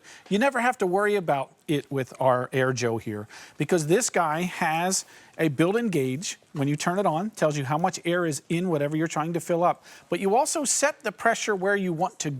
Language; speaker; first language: English; native; English